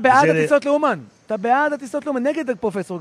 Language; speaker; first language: Hebrew; native; Hebrew